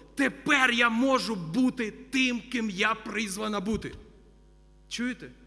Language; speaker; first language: Ukrainian; non-native, local second language; Russian